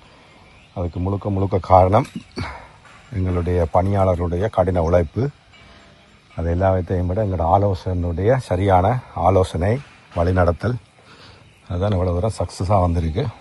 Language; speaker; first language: Tamil; native; Tamil